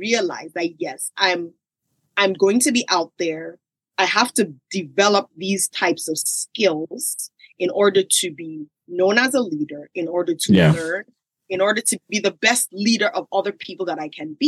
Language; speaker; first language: English; non-native, local second language; Yoruba